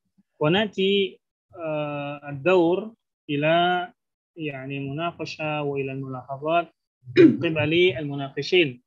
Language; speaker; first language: Arabic; non-native, fluent; Indonesian